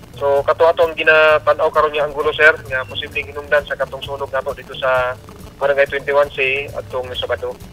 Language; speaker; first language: Cebuano; native; Cebuano